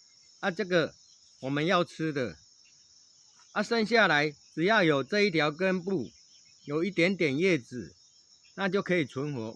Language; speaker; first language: Chinese; non-native, local second language; Min Nan Chinese